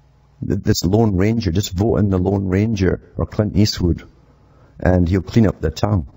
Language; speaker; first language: English; native; English